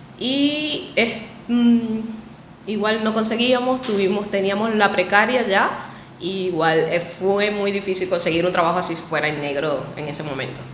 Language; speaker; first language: Spanish; native; Spanish